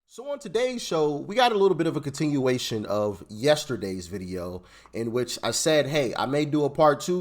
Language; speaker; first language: English; native; English